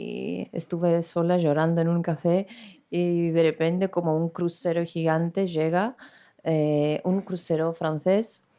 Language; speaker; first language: Spanish; non-native, fluent; Greek